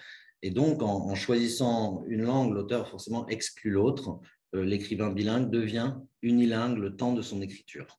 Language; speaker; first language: French; native; French